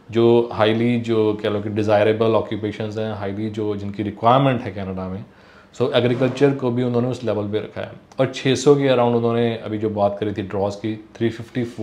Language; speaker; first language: Hindi; non-native, local second language; Punjabi